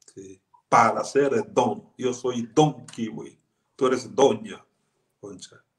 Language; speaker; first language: Spanish; non-native, fluent; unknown